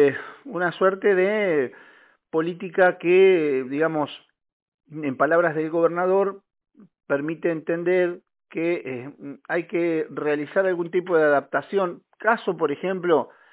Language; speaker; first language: Spanish; native; Spanish